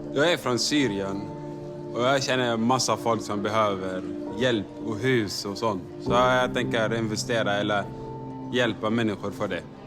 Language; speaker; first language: Swedish; non-native, learner; Arabic